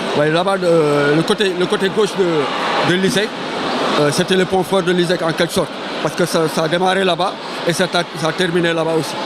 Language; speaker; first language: French; non-native, local second language; Wolof